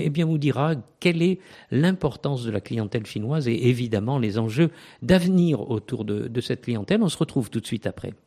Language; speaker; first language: French; native; French